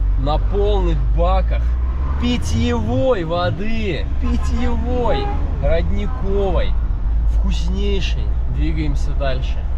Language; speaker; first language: Russian; native; Russian